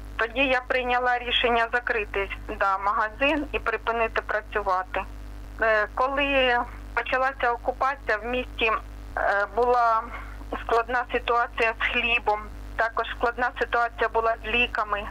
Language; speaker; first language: Ukrainian; non-native, local second language; Russian